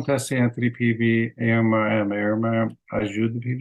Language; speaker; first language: Portuguese; non-native, learner; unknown